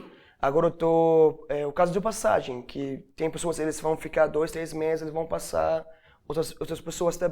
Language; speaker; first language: Portuguese; non-native, learner; Arabic